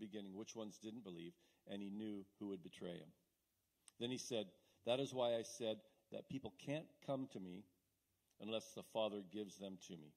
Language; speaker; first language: English; native; English